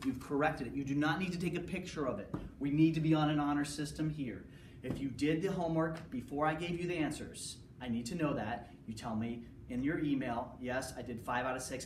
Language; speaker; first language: English; native; English